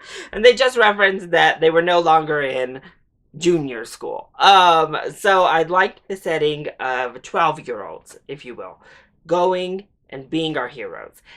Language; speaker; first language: English; native; English